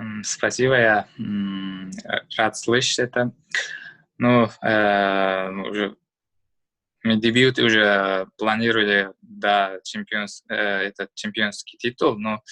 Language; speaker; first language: Russian; non-native, learner; Uzbek